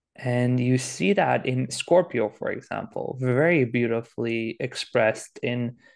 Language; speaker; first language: English; non-native, fluent; Romanian